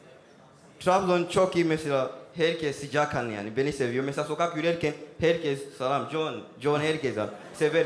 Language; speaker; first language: Turkish; non-native, learner; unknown